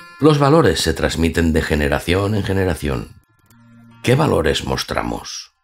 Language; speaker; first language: Spanish; native; Spanish